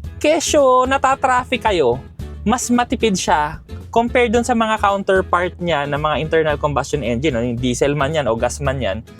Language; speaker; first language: Filipino; native; Filipino